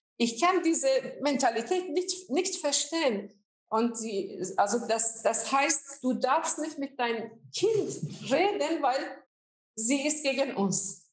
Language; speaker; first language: German; non-native, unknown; Azerbaijani